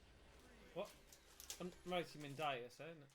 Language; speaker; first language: Welsh; native; Welsh